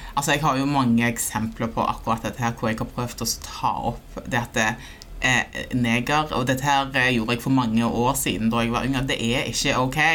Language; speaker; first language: Norwegian; early bilingual, other home language; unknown